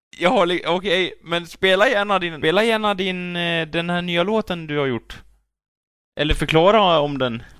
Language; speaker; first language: Swedish; native; Swedish